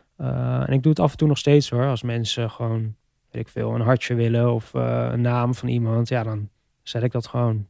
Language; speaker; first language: Dutch; native; Dutch